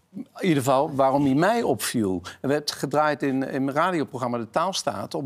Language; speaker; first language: Dutch; native; Dutch